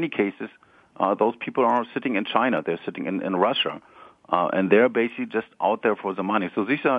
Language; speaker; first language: English; non-native, fluent; German